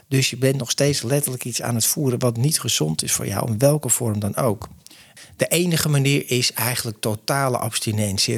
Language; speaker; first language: Dutch; native; Dutch